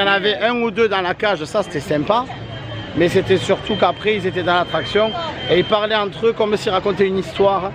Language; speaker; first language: French; native; French